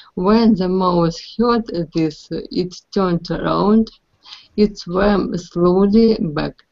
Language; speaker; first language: English; non-native, learner; Ukrainian